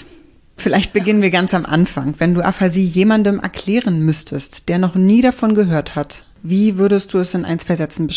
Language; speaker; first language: German; native; German